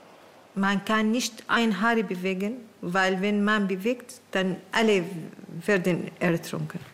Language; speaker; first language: German; non-native, learner; Arabic